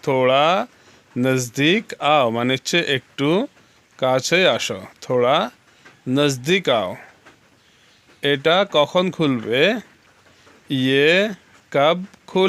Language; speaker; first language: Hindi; non-native, learner; Bangla